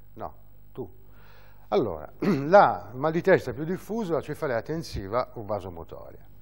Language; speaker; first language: Italian; native; Italian